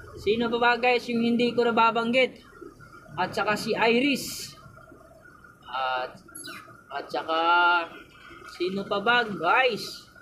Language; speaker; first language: Filipino; non-native, local second language; Cebuano